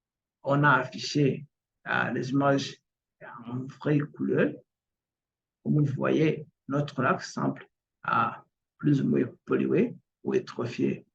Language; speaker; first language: French; non-native, local second language; Kinyarwanda